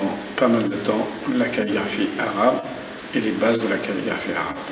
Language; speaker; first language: French; non-native, local second language; Arabic